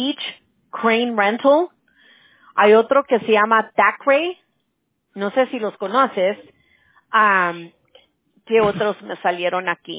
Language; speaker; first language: Spanish; early bilingual, heritage; Spanish